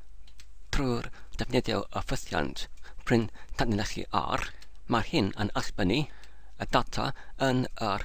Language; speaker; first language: Welsh; non-native, learner; English